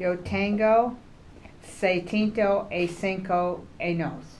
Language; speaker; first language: Spanish; non-native, learner; English